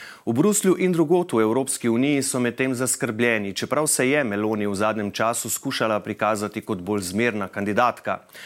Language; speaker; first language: Slovenian; native; Slovenian